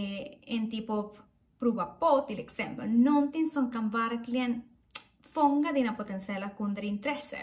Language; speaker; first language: Swedish; non-native, fluent; Spanish